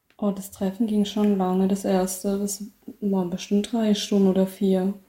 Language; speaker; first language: German; native; German